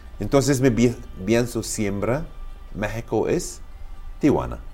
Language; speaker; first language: Spanish; non-native, learner; Arabic